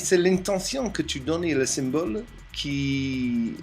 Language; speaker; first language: French; non-native, fluent; English